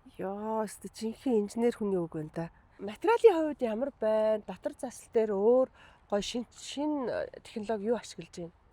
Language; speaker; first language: Mongolian; native; Mongolian